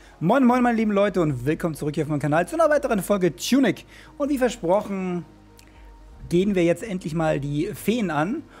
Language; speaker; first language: German; native; German